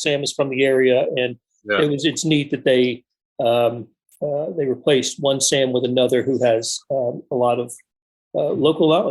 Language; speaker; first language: English; native; English